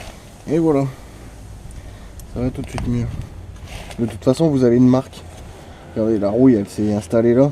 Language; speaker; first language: French; native; French